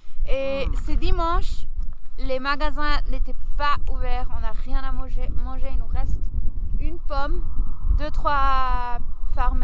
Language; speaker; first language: French; non-native, local second language; Swiss German